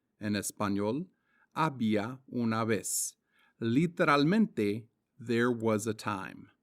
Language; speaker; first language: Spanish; non-native, fluent; English